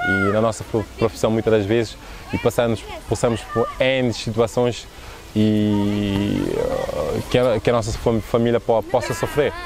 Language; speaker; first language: Portuguese; non-native, local second language; Kabuverdianu